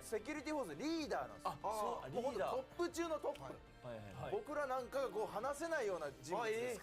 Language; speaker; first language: Japanese; native; Japanese